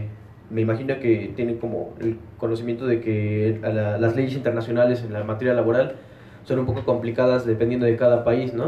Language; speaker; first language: Spanish; native; Spanish